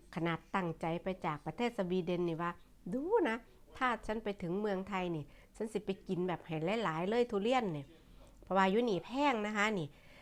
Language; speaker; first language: Thai; native; Thai